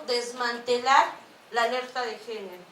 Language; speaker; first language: Spanish; native; Spanish